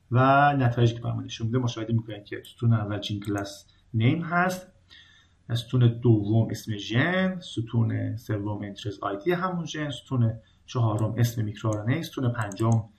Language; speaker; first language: Persian; native; Persian